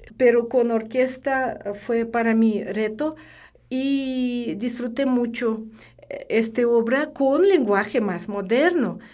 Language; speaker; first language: Spanish; non-native, fluent; Russian